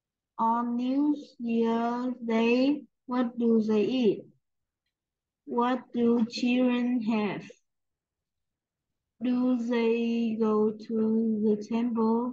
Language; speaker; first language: English; non-native, learner; Vietnamese